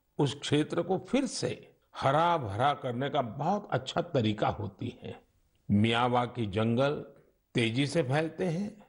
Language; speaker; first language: Hindi; non-native, local second language; Gujarati